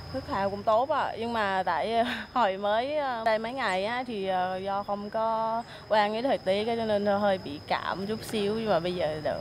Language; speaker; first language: Vietnamese; non-native, fluent; Thai